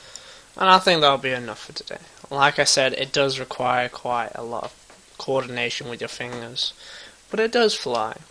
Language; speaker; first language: English; native; English